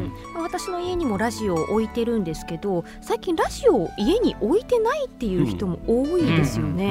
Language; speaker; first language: Japanese; native; Japanese